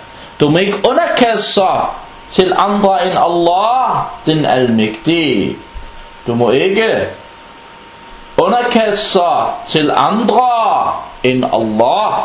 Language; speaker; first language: Danish; non-native, fluent; Arabic